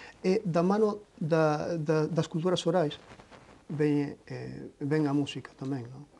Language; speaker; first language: Spanish; native; Spanish